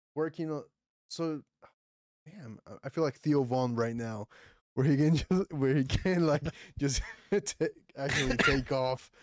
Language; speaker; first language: English; non-native, fluent; Spanish